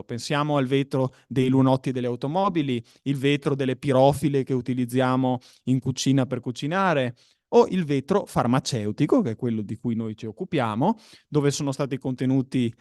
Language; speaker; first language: Italian; native; Italian